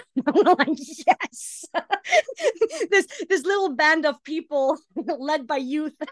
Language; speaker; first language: English; early bilingual, heritage; Icelandic